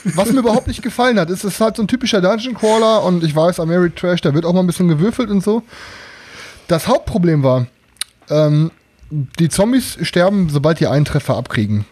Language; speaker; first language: German; native; German